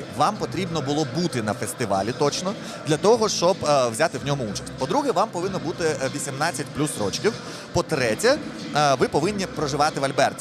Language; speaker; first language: Ukrainian; native; Ukrainian